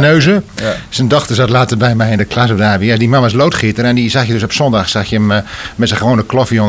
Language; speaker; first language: Dutch; native; Dutch